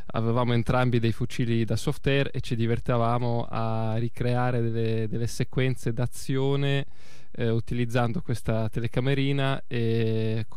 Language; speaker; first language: Italian; early bilingual, other home language; Russian